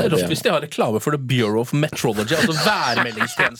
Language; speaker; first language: Norwegian; native; Norwegian